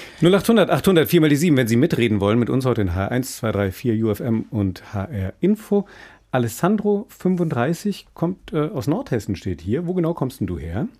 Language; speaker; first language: German; native; German